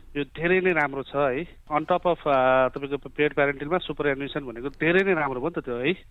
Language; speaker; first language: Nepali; native; Nepali